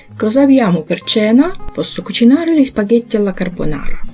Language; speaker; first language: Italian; non-native, fluent; Ukrainian